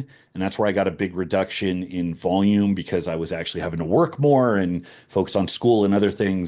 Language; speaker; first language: English; native; English